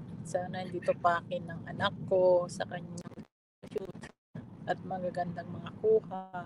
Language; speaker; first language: Filipino; native; Filipino